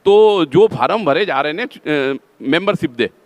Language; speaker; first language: Hindi; non-native, local second language; Punjabi